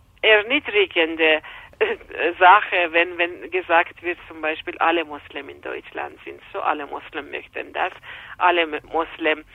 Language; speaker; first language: German; non-native, fluent; Persian